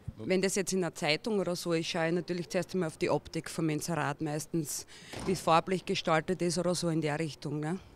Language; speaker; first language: German; native; German